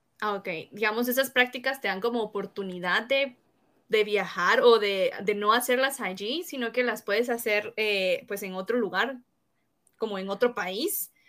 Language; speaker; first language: Spanish; native; Spanish